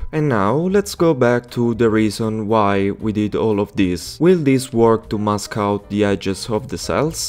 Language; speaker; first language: English; non-native, fluent; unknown